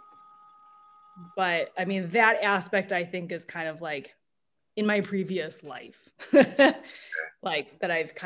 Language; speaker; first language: English; native; English